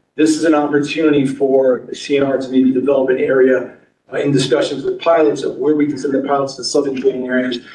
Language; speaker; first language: English; native; English